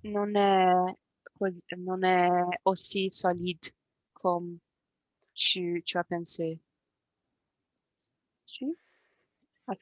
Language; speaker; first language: French; non-native, learner; Portuguese